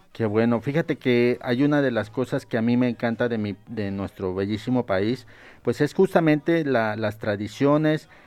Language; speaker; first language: Spanish; native; Spanish